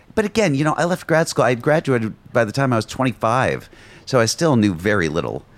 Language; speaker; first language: English; native; English